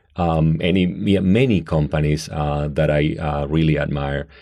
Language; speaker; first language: English; non-native, fluent; Spanish